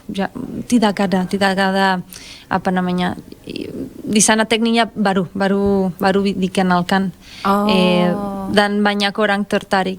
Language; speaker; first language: Indonesian; non-native, fluent; Spanish